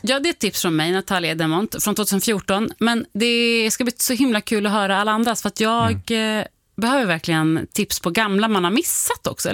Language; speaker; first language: Swedish; native; Swedish